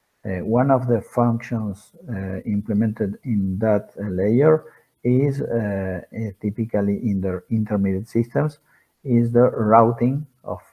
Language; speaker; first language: English; non-native, fluent; Spanish